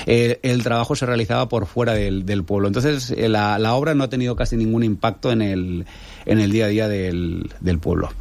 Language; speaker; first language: Spanish; native; Spanish